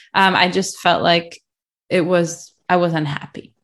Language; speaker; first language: English; early bilingual, other home language; Russian